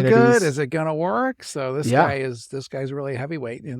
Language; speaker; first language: English; native; English